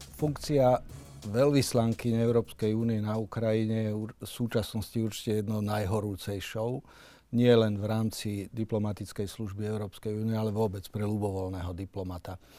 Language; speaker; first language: Slovak; native; Slovak